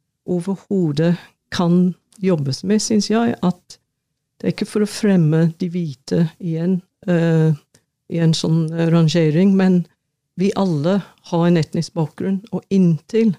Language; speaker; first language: Norwegian; non-native, fluent; English